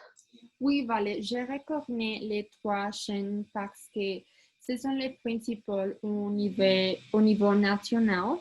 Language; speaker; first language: French; non-native, learner; Spanish